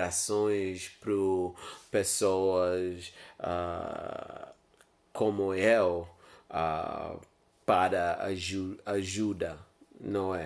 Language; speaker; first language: Portuguese; non-native, learner; English